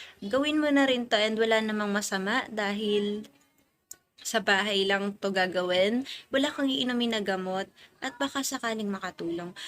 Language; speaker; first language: Filipino; native; Filipino